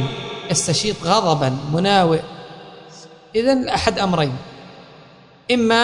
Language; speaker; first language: Arabic; native; Arabic